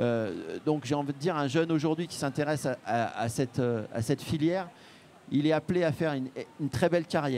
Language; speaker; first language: French; native; French